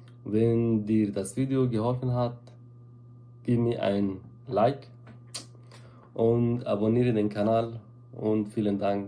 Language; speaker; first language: German; non-native, fluent; Arabic